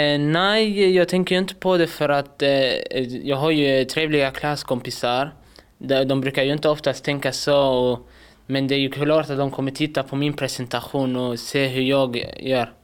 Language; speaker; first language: Swedish; early bilingual, other home language; Arabic